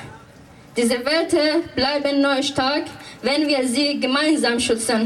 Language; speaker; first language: German; non-native, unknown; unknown